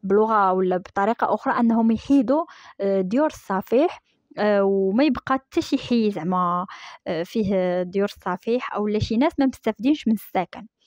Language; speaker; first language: Arabic; native; Arabic